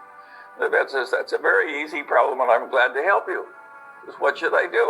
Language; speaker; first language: English; native; English